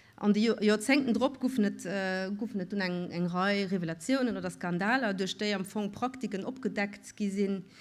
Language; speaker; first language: Luxembourgish; native; Luxembourgish